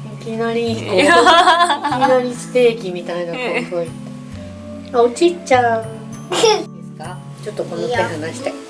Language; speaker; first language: Japanese; native; Japanese